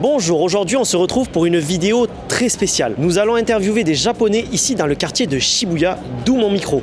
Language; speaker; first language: French; native; French